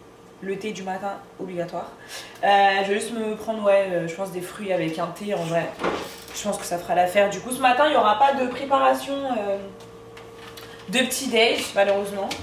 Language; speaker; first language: French; native; French